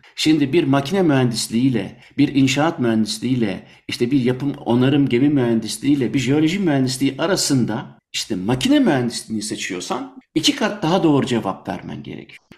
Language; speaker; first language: Turkish; native; Turkish